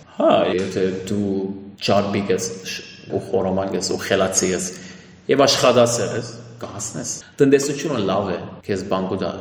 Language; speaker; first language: Armenian; early bilingual, heritage; Armenian